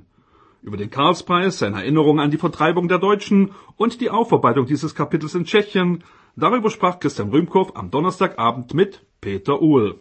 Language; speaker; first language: German; native; German